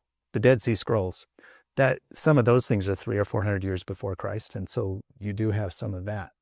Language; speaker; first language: English; native; English